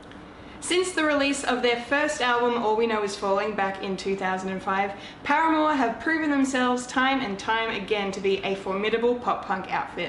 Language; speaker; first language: English; native; English